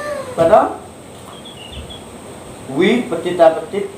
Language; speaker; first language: French; non-native, learner; Indonesian